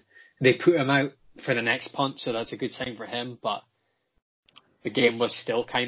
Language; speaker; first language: English; native; English